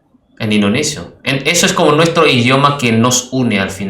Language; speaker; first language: Spanish; non-native, fluent; Indonesian